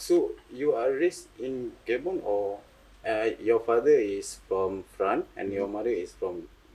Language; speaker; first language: English; non-native, local second language; Malay